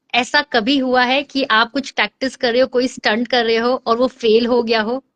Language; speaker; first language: Hindi; native; Hindi